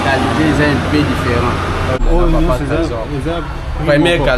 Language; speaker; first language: French; non-native, local second language; Lingala